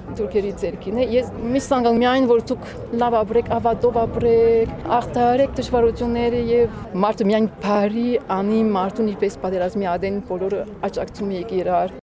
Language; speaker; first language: Armenian; early bilingual, heritage; Armenian